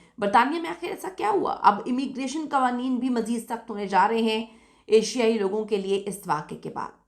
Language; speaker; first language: Urdu; native; Urdu